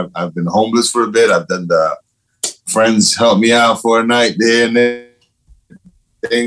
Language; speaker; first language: English; non-native, fluent; Spanish